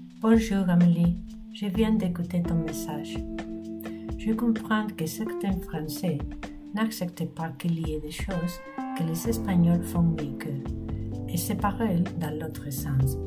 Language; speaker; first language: French; non-native, learner; Spanish